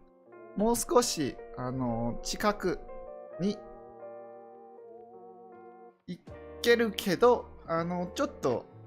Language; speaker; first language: Japanese; non-native, learner; English